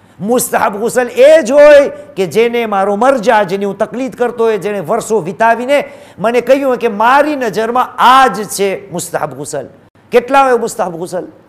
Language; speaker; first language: Gujarati; early bilingual, heritage; Gujarati